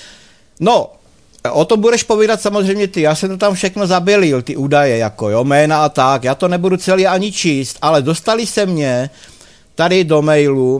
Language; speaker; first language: Czech; native; Czech